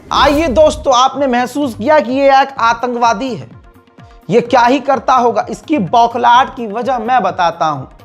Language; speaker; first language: Hindi; native; Hindi